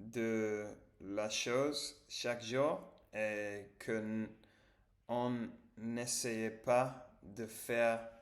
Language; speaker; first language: French; non-native, learner; English